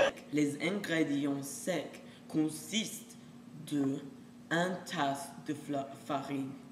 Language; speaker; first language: French; non-native, learner; English